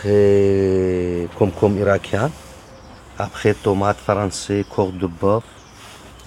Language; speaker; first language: French; non-native, learner; Kurdish